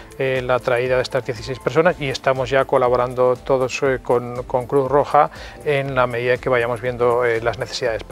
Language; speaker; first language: Spanish; native; Spanish